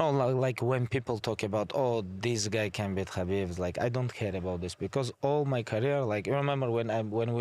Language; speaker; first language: English; non-native, fluent; Avaric